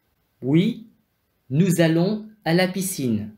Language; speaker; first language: French; non-native, fluent; Vietnamese